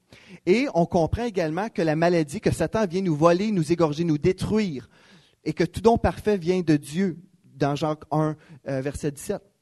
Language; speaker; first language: French; native; French